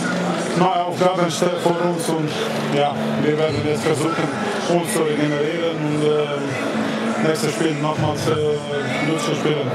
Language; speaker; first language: German; non-native, fluent; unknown